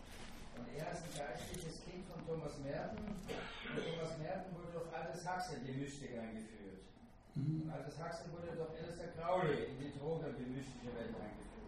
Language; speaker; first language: German; native; German